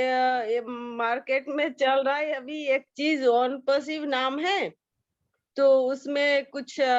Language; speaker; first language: Hindi; non-native, local second language; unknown